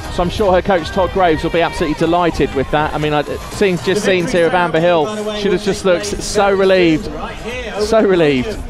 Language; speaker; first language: English; native; English